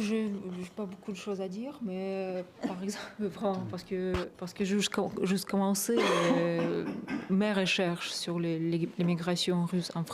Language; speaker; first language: French; non-native, fluent; Russian